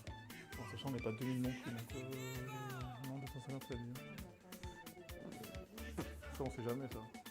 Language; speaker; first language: French; native; French